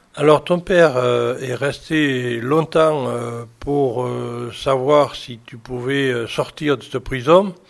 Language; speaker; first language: French; native; French